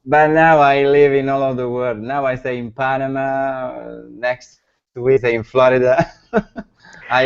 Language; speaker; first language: English; non-native, learner; Italian